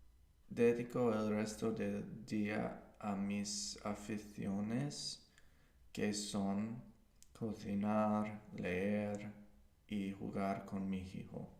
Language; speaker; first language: Spanish; non-native, learner; English